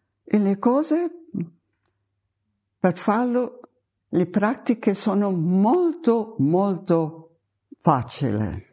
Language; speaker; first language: Italian; non-native, fluent; German